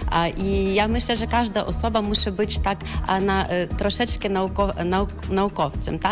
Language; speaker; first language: Polish; non-native, fluent; Ukrainian